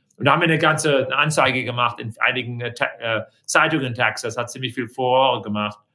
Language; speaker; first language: German; native; German